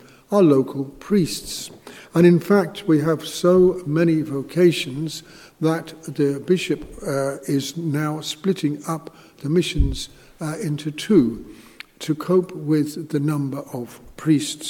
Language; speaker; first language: English; native; English